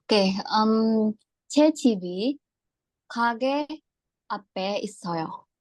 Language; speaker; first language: Korean; non-native, learner; Indonesian